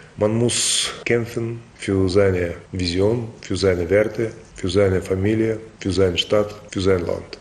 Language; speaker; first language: German; non-native, fluent; Russian